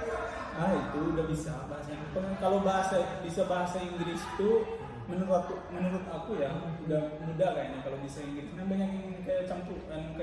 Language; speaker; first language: Indonesian; non-native, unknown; Malayalam